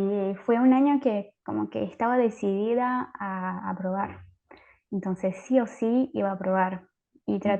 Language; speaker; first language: Spanish; native; Spanish